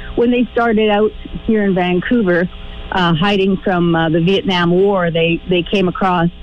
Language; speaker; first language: English; native; English